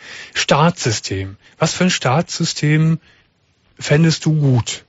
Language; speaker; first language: German; native; German